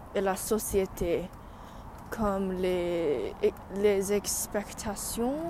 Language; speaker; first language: French; non-native, learner; Chinese